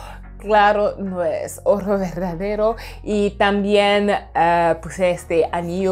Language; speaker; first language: Spanish; non-native, fluent; English